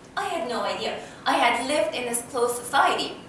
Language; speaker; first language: English; non-native, fluent; Persian